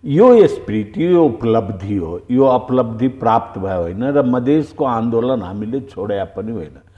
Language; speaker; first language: Nepali; non-native, local second language; Bhojpuri